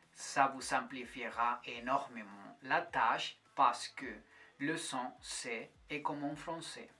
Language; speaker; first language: French; non-native, fluent; Spanish